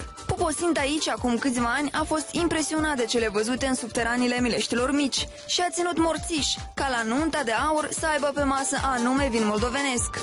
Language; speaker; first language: Romanian; native; Romanian